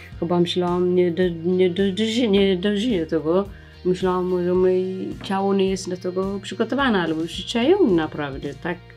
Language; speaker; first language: Polish; non-native, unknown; Tigrinya